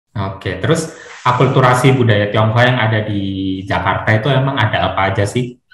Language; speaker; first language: Indonesian; native; Indonesian